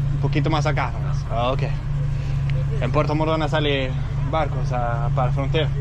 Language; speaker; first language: Spanish; non-native, learner; Danish